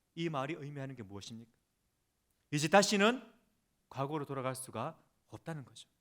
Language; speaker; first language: Korean; native; Korean